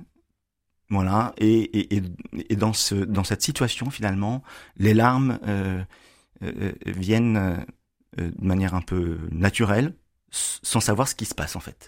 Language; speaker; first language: French; native; French